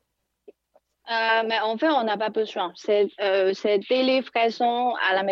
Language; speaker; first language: French; non-native, fluent; Chinese